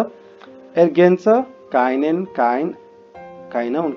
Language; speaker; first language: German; non-native, fluent; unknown